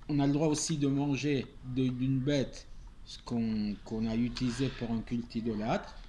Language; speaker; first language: French; native; French